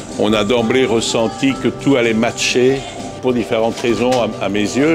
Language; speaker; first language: French; native; French